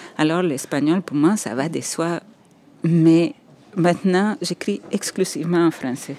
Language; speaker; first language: French; non-native, fluent; Spanish